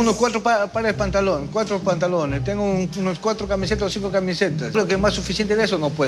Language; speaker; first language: Spanish; native; Spanish